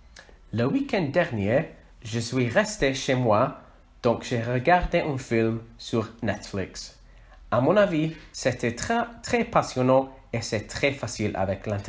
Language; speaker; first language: French; non-native, learner; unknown